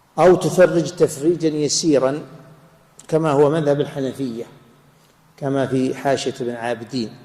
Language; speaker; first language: Arabic; native; Arabic